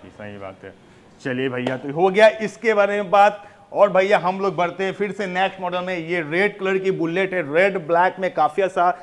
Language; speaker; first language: Hindi; native; Hindi